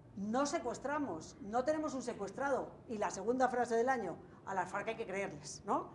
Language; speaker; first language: Spanish; native; Spanish